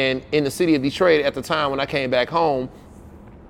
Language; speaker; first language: English; native; English